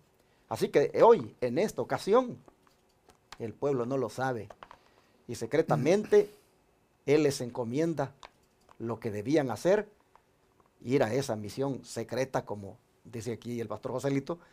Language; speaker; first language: Spanish; native; Spanish